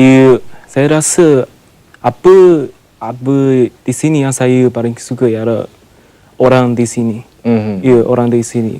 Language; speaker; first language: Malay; non-native, learner; Chinese